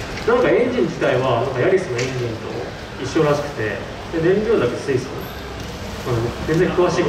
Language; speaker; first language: Japanese; native; Japanese